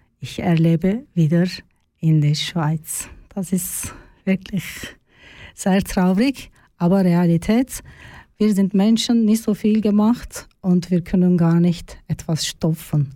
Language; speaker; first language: German; non-native, learner; Turkish